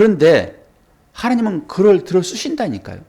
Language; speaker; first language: Korean; native; Korean